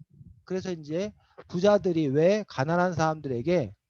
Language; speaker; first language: Korean; native; Korean